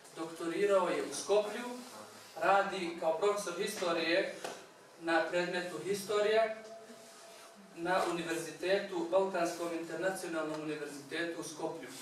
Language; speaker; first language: Bosnian; native; Bosnian